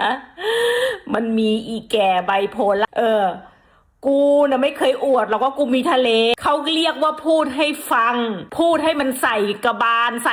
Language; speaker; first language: Thai; native; Thai